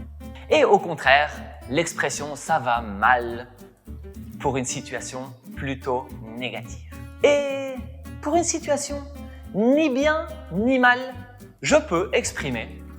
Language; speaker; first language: French; non-native, fluent; Spanish